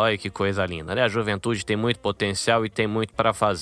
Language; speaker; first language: Portuguese; native; Portuguese